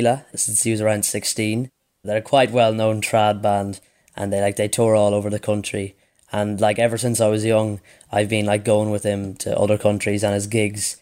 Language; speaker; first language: English; native; English